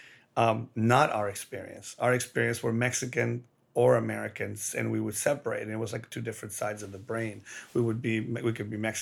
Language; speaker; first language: English; early bilingual, other home language; Spanish